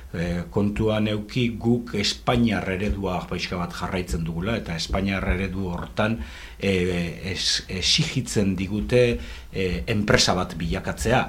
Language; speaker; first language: Basque; native; Basque